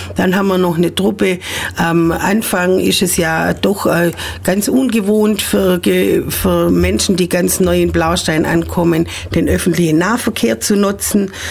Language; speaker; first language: German; native; German